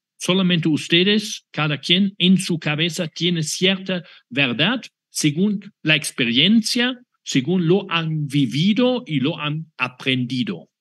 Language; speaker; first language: Spanish; non-native, fluent; German